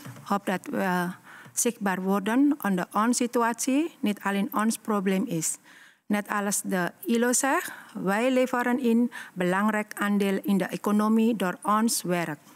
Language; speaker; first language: Dutch; non-native, learner; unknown